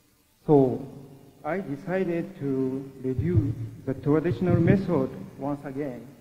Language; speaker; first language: English; non-native, learner; Japanese